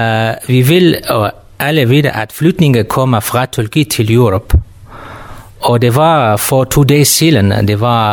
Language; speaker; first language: Danish; non-native, learner; Kurdish